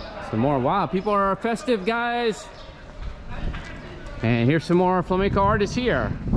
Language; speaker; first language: English; native; English